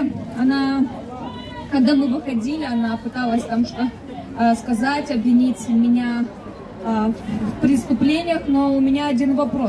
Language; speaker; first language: Russian; native; Russian